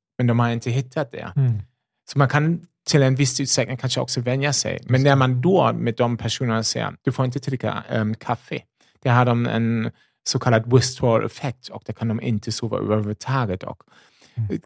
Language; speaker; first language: Swedish; non-native, fluent; German